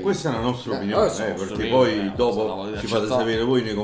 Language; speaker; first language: Italian; native; Italian